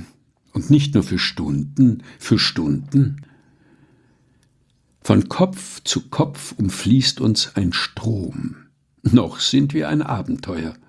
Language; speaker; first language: German; native; German